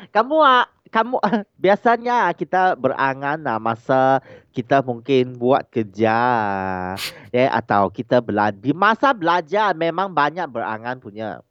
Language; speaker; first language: Malay; non-native, local second language; Chinese